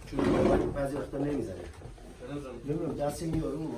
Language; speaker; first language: Persian; native; Persian